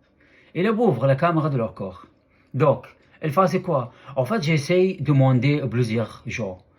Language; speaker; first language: French; non-native, fluent; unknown